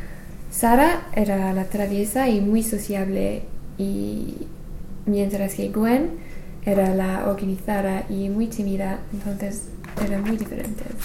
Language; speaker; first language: Spanish; non-native, learner; English